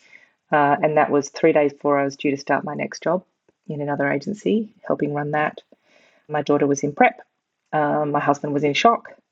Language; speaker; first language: English; native; English